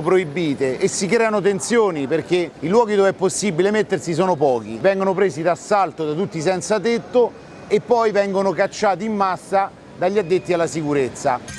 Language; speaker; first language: Italian; native; Italian